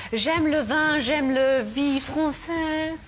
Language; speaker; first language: French; non-native, learner; German